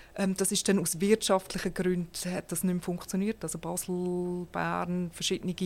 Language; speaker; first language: German; native; German